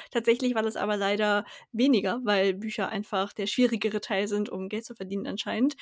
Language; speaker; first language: German; native; German